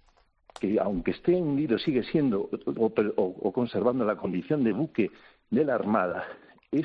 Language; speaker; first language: Spanish; native; Spanish